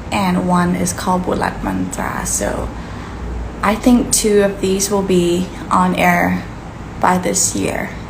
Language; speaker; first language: English; early bilingual, other home language; Thai